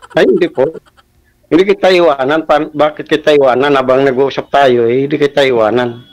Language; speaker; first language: Filipino; non-native, local second language; Waray